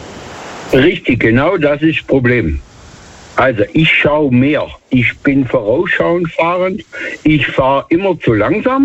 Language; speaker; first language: German; native; German